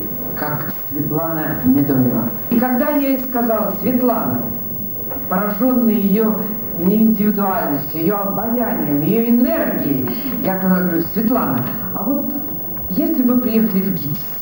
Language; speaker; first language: Russian; native; Russian